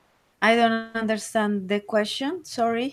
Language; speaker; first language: English; non-native, fluent; Spanish